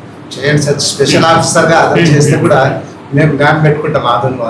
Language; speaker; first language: Telugu; native; Telugu